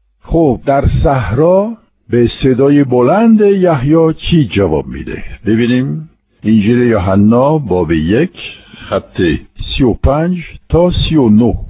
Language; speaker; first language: Persian; non-native, fluent; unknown